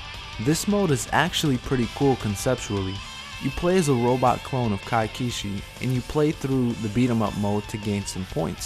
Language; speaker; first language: English; native; English